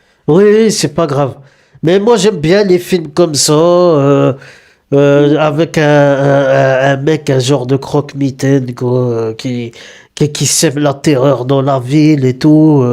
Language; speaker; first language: French; native; French